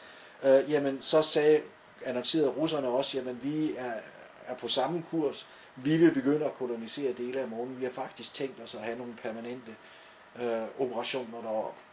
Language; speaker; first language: Danish; native; Danish